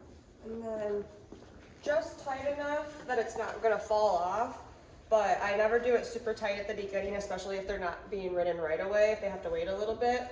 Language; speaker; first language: English; native; English